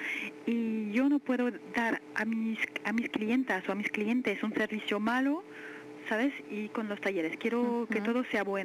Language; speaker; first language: Spanish; non-native, fluent; French